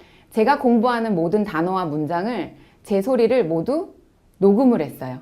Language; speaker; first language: Korean; native; Korean